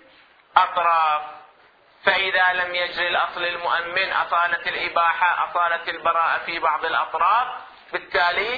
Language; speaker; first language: Arabic; native; Arabic